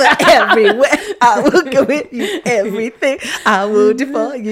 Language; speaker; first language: English; native; English